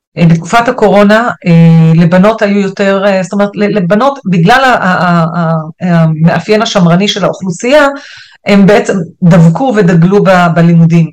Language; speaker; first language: Hebrew; non-native, local second language; Arabic